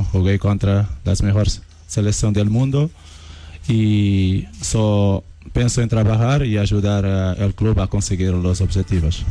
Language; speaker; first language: Spanish; non-native, learner; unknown